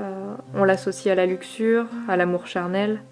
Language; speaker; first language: French; native; French